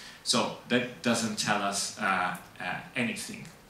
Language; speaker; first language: English; non-native, fluent; Italian